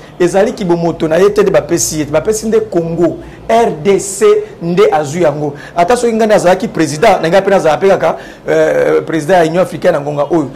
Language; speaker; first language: Lingala; non-native, local second language; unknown